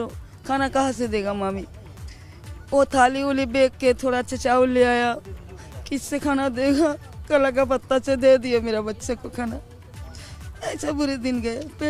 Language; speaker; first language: Hindi; non-native, local second language; Bangla